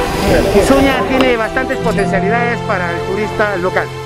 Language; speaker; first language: Spanish; native; Spanish